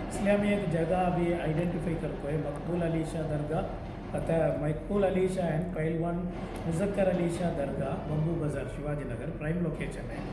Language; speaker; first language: Urdu; non-native, local second language; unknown